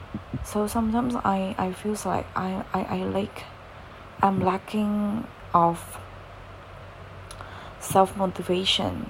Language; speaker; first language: English; non-native, fluent; Indonesian